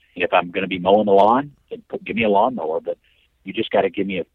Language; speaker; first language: English; native; English